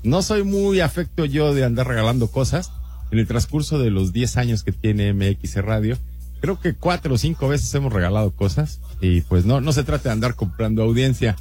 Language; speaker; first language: Spanish; native; Spanish